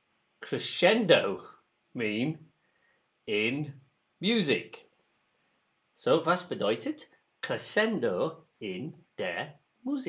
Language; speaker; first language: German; non-native, learner; English